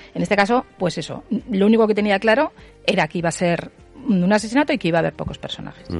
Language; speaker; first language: Spanish; native; Spanish